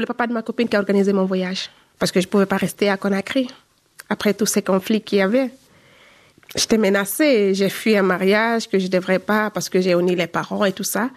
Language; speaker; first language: French; non-native, local second language; Fula